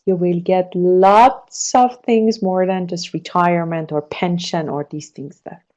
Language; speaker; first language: English; non-native, fluent; Persian